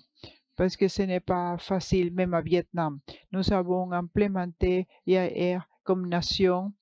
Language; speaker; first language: French; non-native, fluent; English